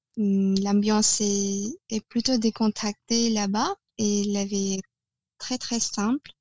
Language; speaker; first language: French; non-native, fluent; Filipino